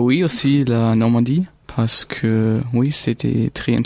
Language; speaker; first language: French; non-native, learner; German